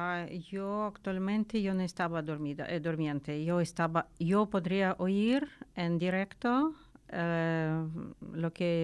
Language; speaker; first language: Spanish; non-native, learner; Ukrainian